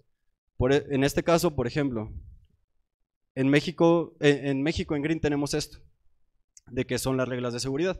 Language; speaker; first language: Spanish; native; Spanish